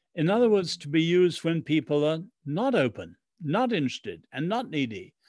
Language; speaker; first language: English; early bilingual, other home language; Chinese